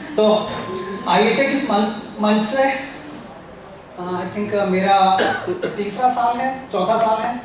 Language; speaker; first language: Hindi; native; Hindi